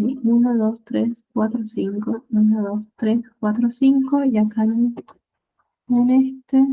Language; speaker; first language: Spanish; native; Spanish